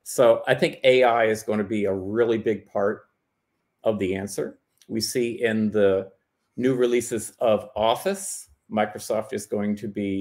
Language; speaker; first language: English; native; English